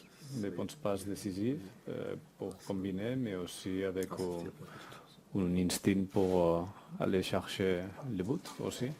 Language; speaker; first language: French; non-native, fluent; Spanish